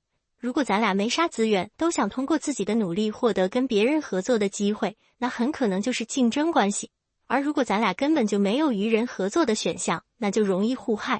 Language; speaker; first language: Chinese; native; Chinese